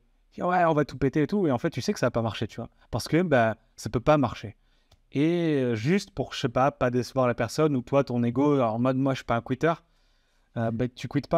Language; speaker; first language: French; native; French